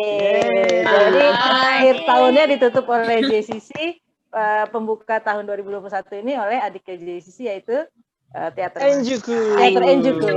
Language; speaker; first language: Indonesian; native; Indonesian